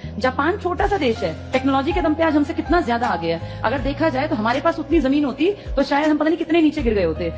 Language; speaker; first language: Hindi; native; Hindi